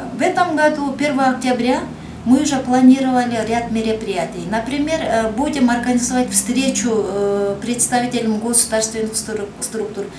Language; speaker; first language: Russian; non-native, local second language; Kyrgyz